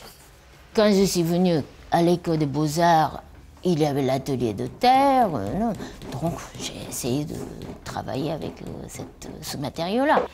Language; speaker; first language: French; non-native, fluent; Japanese